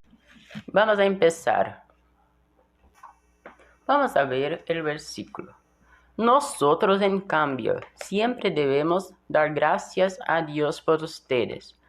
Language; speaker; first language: Spanish; non-native, learner; Portuguese